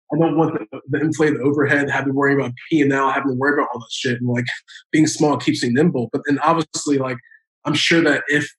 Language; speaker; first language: English; native; English